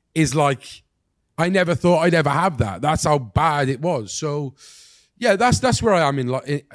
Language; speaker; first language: English; native; English